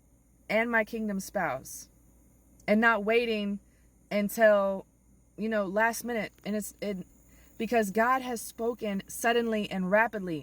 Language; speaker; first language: English; native; English